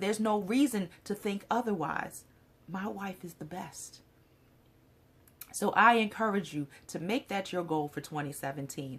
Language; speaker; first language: English; native; English